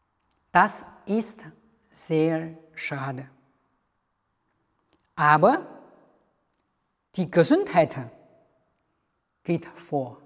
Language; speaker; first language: German; non-native, learner; Chinese